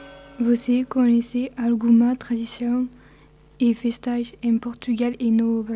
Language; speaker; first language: Portuguese; non-native, learner; French